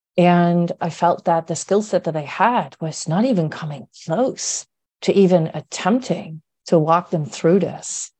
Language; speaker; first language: English; non-native, fluent; Dutch